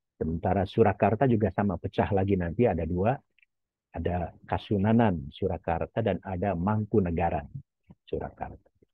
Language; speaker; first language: Indonesian; non-native, local second language; Javanese